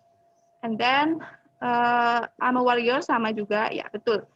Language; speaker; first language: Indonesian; native; Indonesian